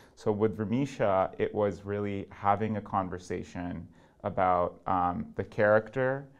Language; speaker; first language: English; non-native, local second language; Urdu